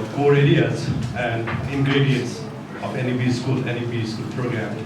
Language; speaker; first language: English; non-native, local second language; Nepali